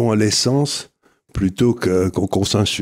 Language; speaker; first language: French; native; French